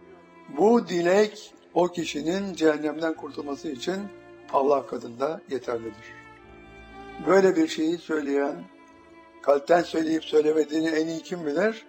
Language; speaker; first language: Turkish; native; Turkish